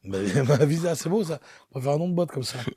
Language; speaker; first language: French; native; French